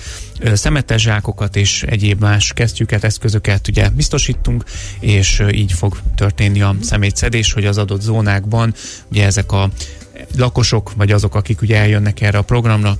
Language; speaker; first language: Hungarian; native; Hungarian